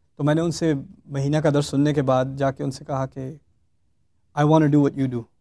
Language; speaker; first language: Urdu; early bilingual, heritage; Urdu